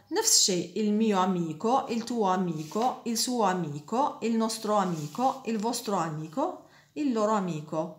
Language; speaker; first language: Italian; non-native, fluent; Arabic